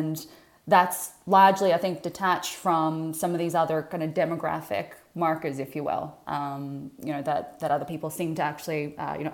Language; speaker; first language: English; native; English